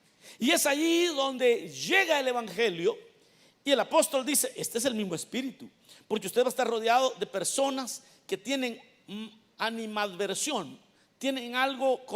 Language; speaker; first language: Spanish; native; Spanish